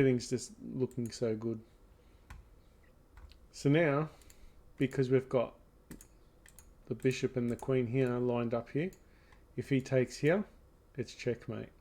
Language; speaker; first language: English; native; English